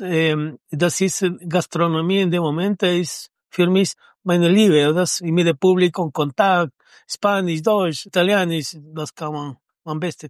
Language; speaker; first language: German; non-native, learner; Spanish